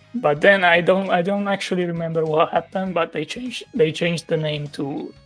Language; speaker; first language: English; non-native, fluent; Italian